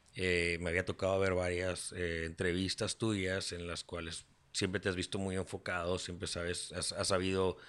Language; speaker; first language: Spanish; native; Spanish